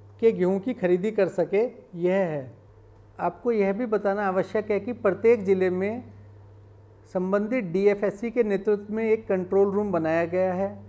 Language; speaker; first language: Hindi; native; Hindi